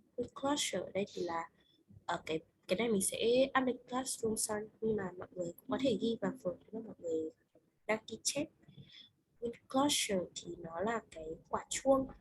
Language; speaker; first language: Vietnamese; native; Vietnamese